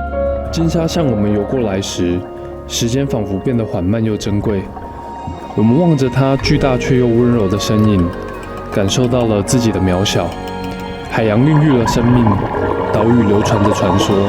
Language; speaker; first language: Chinese; native; Chinese